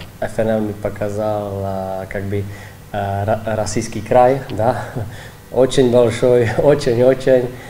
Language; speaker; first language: Russian; non-native, learner; Czech